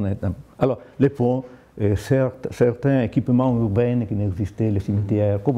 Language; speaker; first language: French; non-native, fluent; Italian